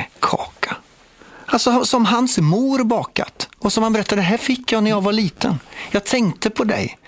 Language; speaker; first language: Swedish; native; Swedish